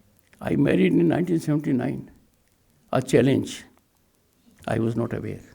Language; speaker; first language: English; non-native, local second language; Hindi